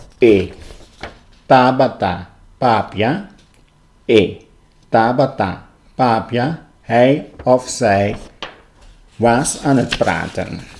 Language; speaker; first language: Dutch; non-native, local second language; Papiamento